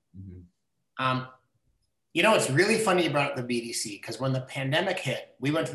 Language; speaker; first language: English; native; English